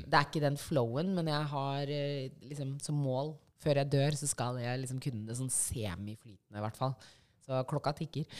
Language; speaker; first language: Norwegian; early bilingual, other home language; Shona